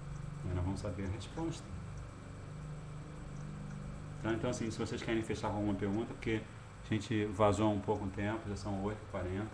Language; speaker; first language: Portuguese; native; Portuguese